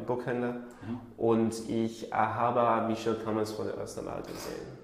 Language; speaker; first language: German; non-native, learner; English